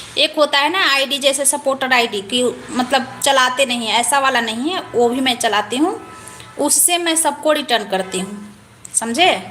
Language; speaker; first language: Hindi; native; Hindi